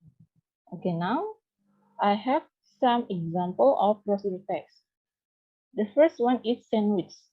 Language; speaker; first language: English; non-native, learner; Indonesian